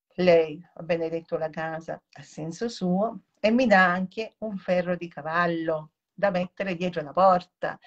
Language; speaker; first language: Italian; native; Italian